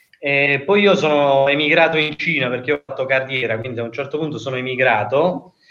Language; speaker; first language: Italian; native; Italian